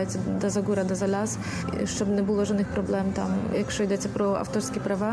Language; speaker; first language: Ukrainian; early bilingual, heritage; Ukrainian